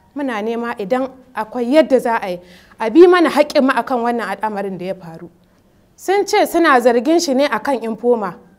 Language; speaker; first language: Hausa; native; Hausa